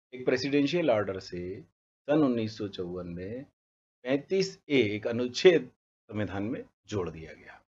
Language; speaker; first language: Hindi; native; Hindi